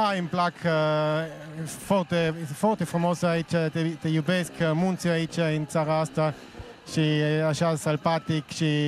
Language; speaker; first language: Romanian; non-native, learner; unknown